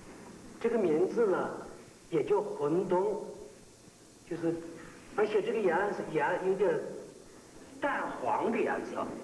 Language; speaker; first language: Chinese; native; Chinese